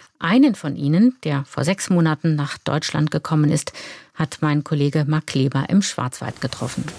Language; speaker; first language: German; native; German